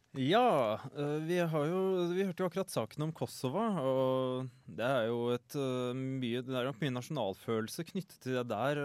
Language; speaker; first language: Norwegian; native; Norwegian